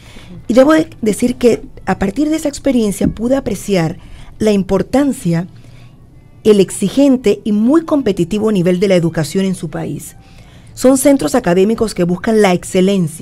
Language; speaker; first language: Spanish; native; Spanish